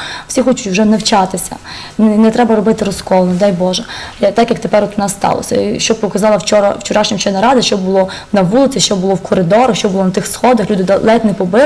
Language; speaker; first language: Ukrainian; native; Ukrainian